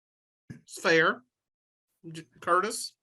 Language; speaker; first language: English; native; English